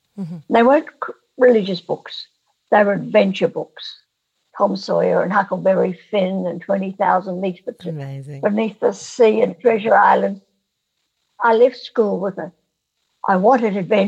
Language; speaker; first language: English; native; English